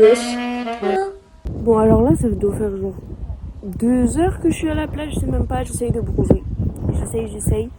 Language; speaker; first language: French; native; French